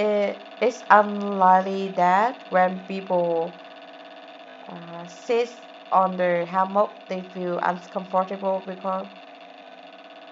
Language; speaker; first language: English; non-native, learner; Vietnamese